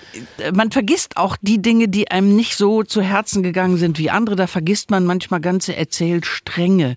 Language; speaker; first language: German; native; German